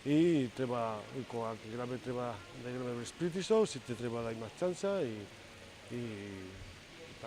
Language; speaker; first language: Macedonian; non-native, fluent; Spanish